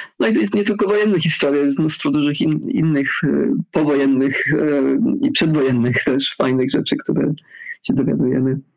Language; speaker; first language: Polish; early bilingual, heritage; Polish